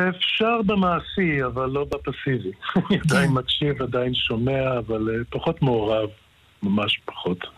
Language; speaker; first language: Hebrew; non-native, fluent; English